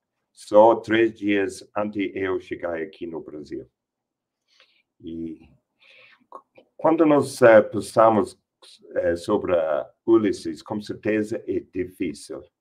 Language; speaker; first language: Portuguese; non-native, fluent; English